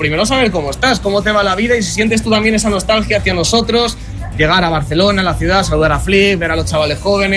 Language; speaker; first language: Spanish; native; Spanish